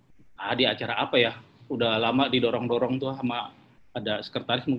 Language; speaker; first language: Indonesian; native; Indonesian